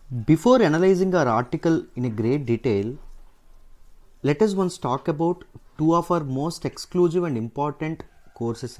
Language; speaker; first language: English; non-native, local second language; Telugu